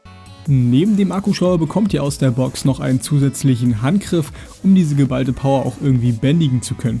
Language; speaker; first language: German; native; German